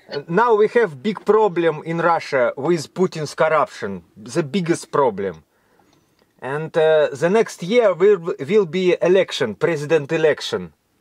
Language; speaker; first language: English; non-native, learner; Russian